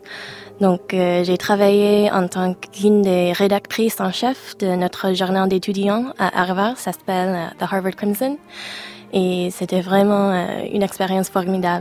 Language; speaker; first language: French; non-native, fluent; English